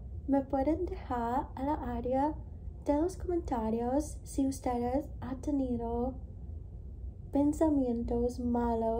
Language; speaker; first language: Spanish; non-native, learner; English